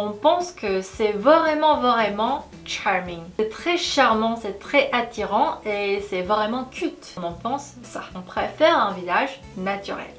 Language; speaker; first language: French; non-native, fluent; Korean